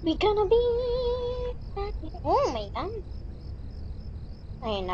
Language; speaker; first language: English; non-native, local second language; Filipino